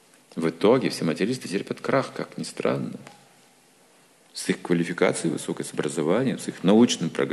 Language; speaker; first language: Russian; native; Russian